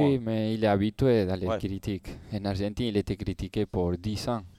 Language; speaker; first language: French; non-native, learner; Spanish